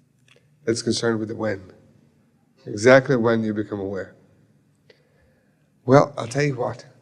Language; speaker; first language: English; native; English